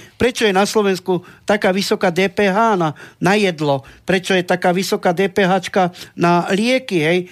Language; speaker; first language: Slovak; non-native, local second language; Romany